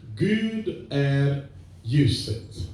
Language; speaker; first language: Swedish; non-native, fluent; French